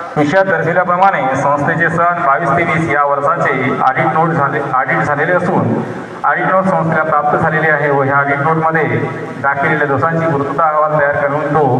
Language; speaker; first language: Marathi; native; Marathi